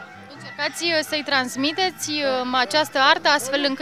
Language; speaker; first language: Romanian; native; Romanian